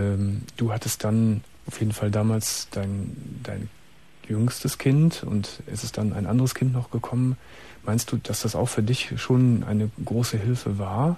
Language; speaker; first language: German; native; German